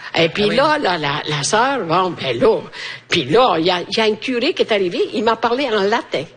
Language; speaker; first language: French; non-native, fluent; Italian